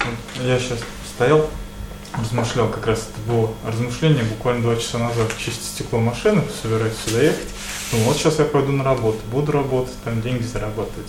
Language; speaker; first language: Russian; native; Russian